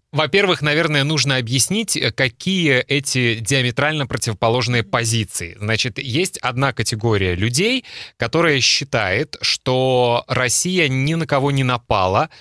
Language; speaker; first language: Russian; native; Russian